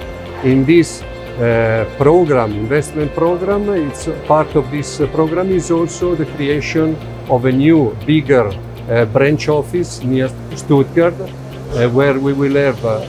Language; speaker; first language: English; non-native, fluent; Italian